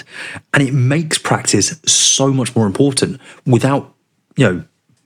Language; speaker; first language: English; native; English